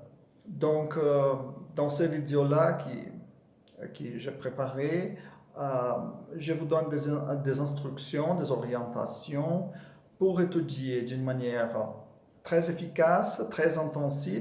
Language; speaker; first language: French; non-native, fluent; Portuguese